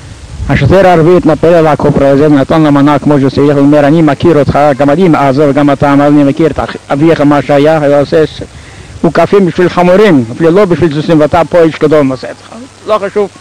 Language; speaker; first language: Hebrew; non-native, fluent; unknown